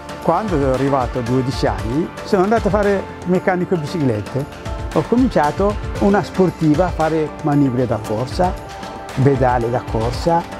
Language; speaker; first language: Italian; non-native, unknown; Tigrinya